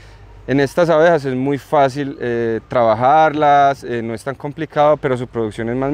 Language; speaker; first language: Spanish; native; Spanish